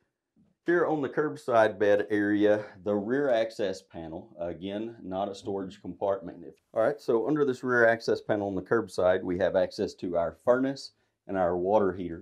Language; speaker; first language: English; native; English